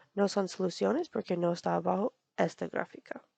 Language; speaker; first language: Spanish; non-native, learner; English